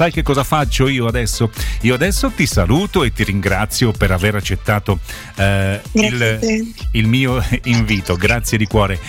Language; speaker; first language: Italian; native; Italian